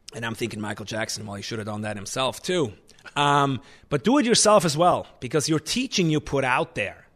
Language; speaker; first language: English; non-native, fluent; Swiss German